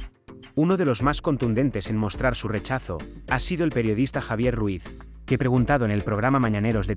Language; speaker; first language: Spanish; native; Spanish